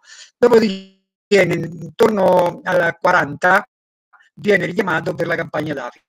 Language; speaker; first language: Italian; native; Italian